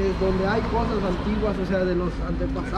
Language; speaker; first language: Spanish; native; Spanish